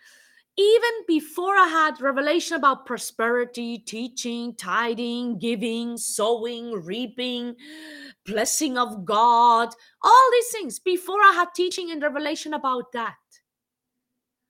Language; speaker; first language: English; non-native, fluent; Swiss German